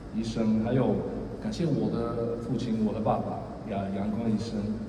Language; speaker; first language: Chinese; early bilingual, heritage; Chinese